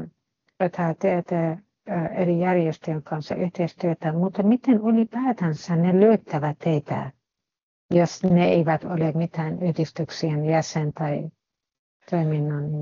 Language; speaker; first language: Finnish; non-native, fluent; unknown